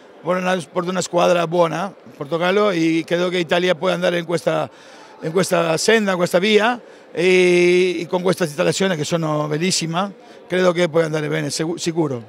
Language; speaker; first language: Italian; non-native, fluent; Spanish